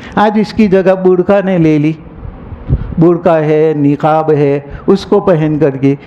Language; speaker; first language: Urdu; non-native, local second language; Gujarati